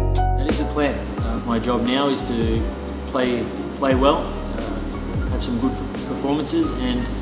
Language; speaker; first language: English; native; English